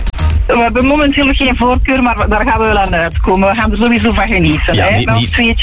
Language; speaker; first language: Dutch; native; Dutch